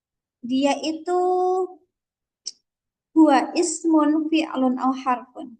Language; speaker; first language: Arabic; non-native, fluent; Indonesian